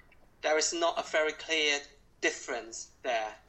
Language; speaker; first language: English; non-native, local second language; Cantonese